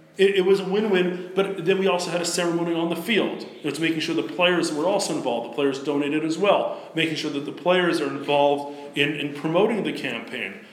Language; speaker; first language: English; native; English